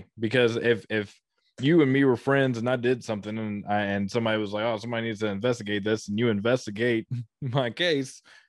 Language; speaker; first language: English; native; English